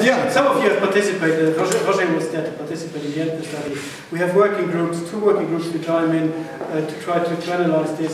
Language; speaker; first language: English; non-native, fluent; Luxembourgish